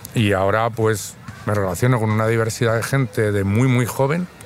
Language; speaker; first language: Spanish; native; Spanish